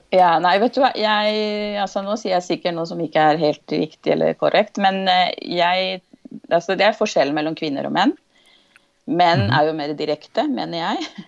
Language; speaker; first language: Norwegian; non-native, fluent; Spanish